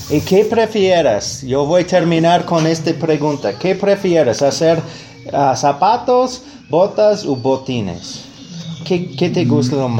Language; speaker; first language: Spanish; non-native, learner; English